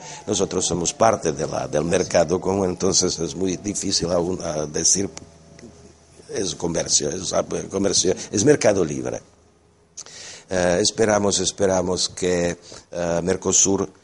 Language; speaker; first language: Spanish; non-native, fluent; Slovak